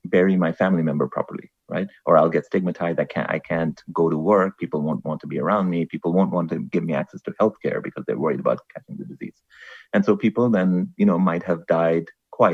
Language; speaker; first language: English; non-native, local second language; Bangla